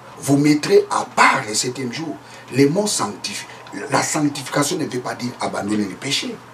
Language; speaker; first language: French; non-native, local second language; Lingala